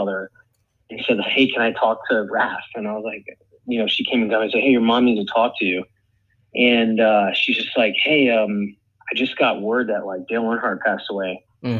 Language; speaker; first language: English; native; English